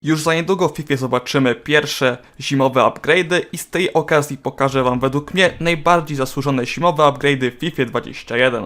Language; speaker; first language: Polish; native; Polish